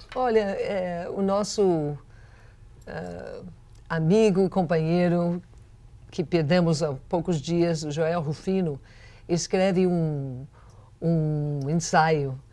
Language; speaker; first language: Portuguese; non-native, fluent; English